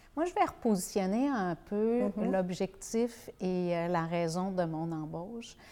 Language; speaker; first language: French; native; French